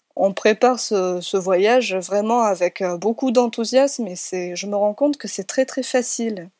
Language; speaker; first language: French; native; French